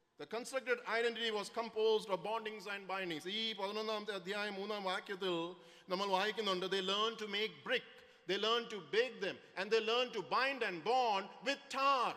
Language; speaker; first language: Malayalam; early bilingual, heritage; Malayalam